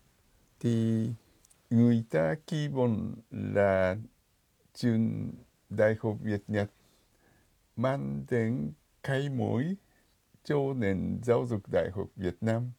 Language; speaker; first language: Vietnamese; non-native, fluent; Japanese